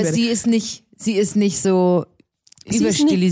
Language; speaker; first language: German; native; German